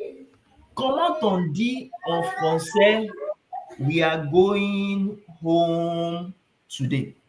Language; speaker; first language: French; non-native, fluent; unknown